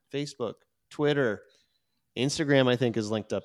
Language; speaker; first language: English; native; English